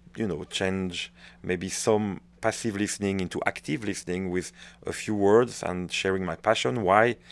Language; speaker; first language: English; non-native, fluent; French